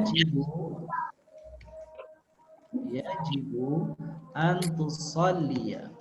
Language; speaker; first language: Arabic; non-native, fluent; Indonesian